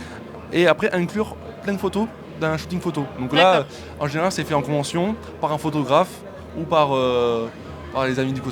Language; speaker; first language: French; native; French